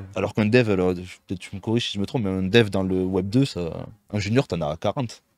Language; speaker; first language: French; native; French